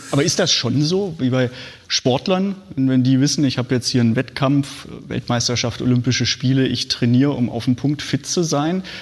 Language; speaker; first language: German; native; German